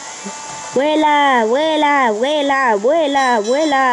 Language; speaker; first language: Spanish; native; Spanish